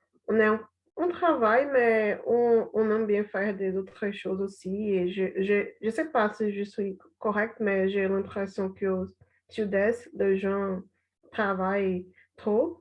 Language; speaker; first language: French; non-native, learner; Portuguese